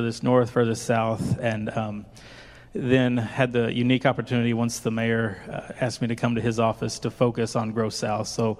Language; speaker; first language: English; native; English